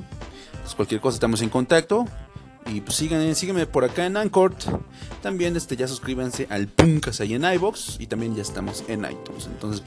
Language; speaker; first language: Spanish; native; Spanish